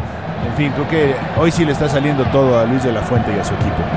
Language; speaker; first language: Spanish; native; Spanish